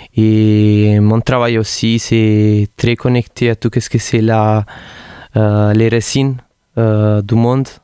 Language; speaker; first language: French; non-native, learner; Italian